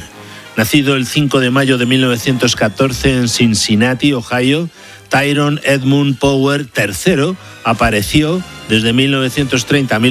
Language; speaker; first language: Spanish; native; Spanish